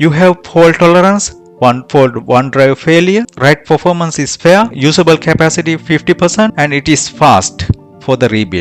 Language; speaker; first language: English; non-native, fluent; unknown